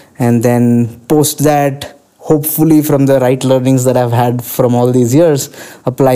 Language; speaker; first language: English; non-native, local second language; Kannada